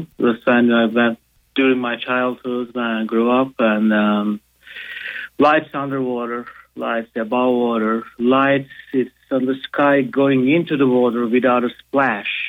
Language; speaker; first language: English; non-native, fluent; Turkish